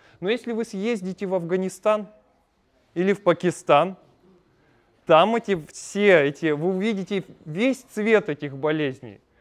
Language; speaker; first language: Russian; native; Russian